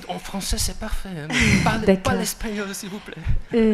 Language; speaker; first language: French; non-native, local second language; Dutch